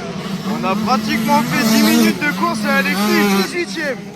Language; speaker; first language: French; native; French